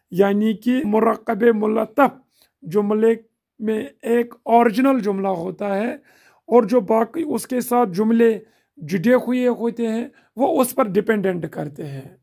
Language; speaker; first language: Urdu; non-native, local second language; Kashmiri